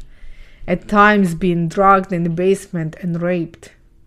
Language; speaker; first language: English; non-native, fluent; Ukrainian